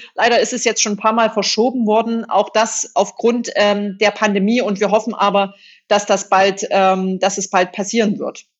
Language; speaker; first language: German; native; German